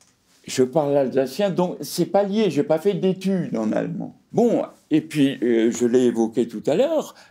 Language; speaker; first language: French; native; French